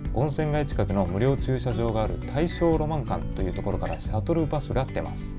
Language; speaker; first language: Japanese; native; Japanese